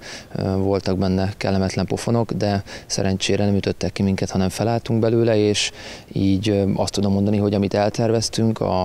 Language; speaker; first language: Hungarian; native; Hungarian